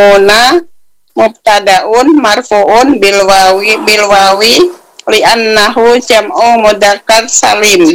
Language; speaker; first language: Arabic; non-native, learner; Indonesian